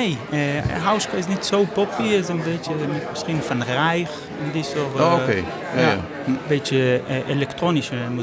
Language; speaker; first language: Dutch; non-native, learner; Hebrew